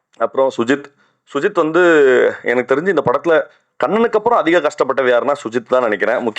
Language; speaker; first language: Tamil; native; Tamil